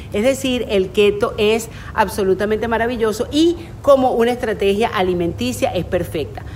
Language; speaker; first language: Spanish; native; Spanish